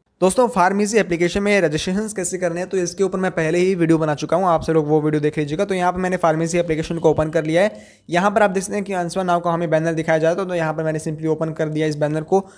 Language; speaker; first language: Hindi; native; Hindi